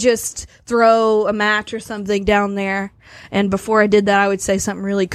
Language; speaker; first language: English; native; English